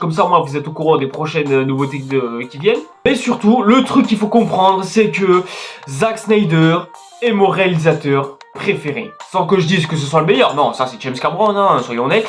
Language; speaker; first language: French; native; French